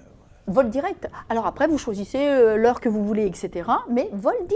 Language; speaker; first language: French; native; French